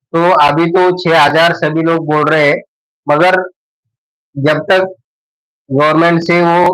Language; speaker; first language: Hindi; non-native, local second language; Marathi